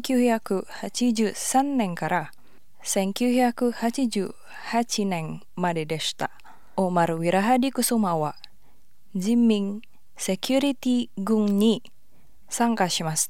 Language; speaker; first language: Japanese; non-native, fluent; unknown